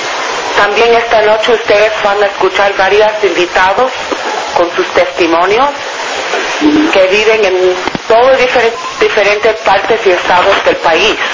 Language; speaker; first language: Spanish; non-native, fluent; English